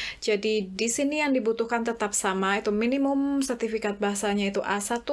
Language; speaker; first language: Indonesian; native; Indonesian